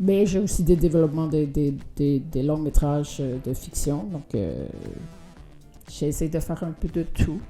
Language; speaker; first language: French; non-native, fluent; Danish